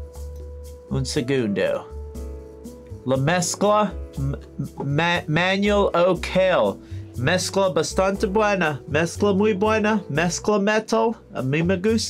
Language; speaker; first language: Spanish; non-native, learner; English